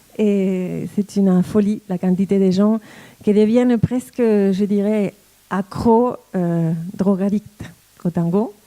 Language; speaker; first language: French; non-native, fluent; Spanish